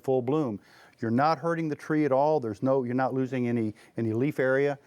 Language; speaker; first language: English; native; English